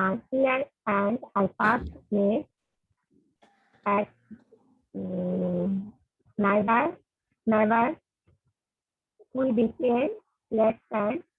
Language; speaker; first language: English; non-native, learner; Bangla